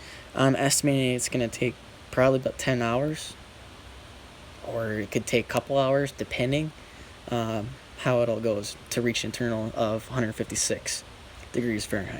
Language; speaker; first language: English; native; English